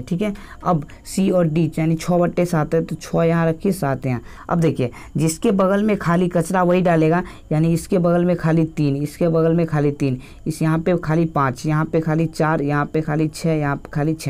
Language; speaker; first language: Hindi; native; Hindi